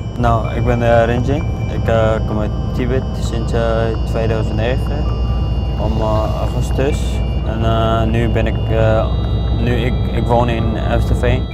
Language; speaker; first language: Dutch; non-native, learner; Tibetan